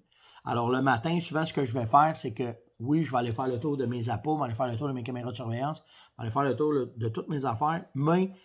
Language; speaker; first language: French; native; French